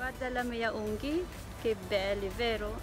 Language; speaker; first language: Italian; non-native, learner; Filipino